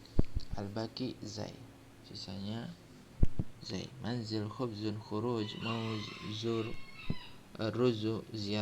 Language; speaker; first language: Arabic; non-native, fluent; Indonesian